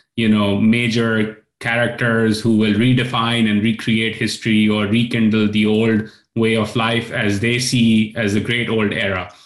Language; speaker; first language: English; non-native, local second language; Urdu